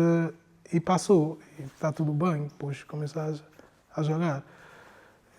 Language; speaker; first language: Portuguese; non-native, learner; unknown